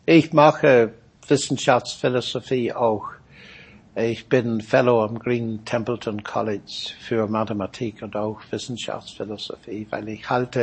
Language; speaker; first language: German; non-native, fluent; English